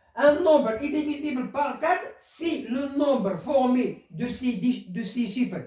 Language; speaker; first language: French; non-native, local second language; Arabic